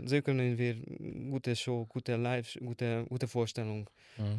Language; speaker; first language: German; non-native, learner; Hungarian